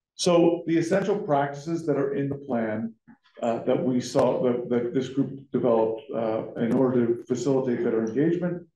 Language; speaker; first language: English; native; English